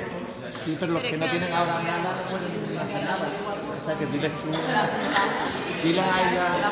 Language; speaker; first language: Spanish; native; Spanish